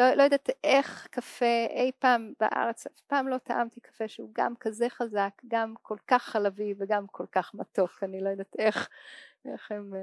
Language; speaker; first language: Hebrew; native; Hebrew